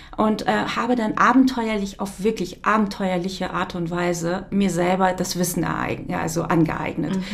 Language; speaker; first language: German; early bilingual, other home language; Kurdish